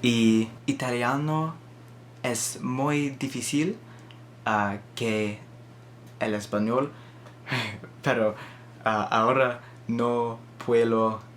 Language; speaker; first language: Spanish; non-native, learner; English